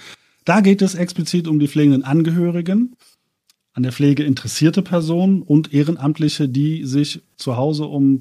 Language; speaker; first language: German; native; German